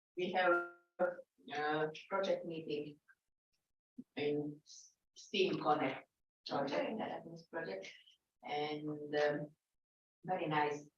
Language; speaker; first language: English; non-native, learner; Slovak